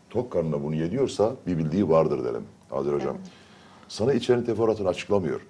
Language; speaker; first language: Turkish; native; Turkish